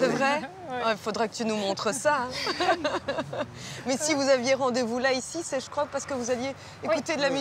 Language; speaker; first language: French; native; French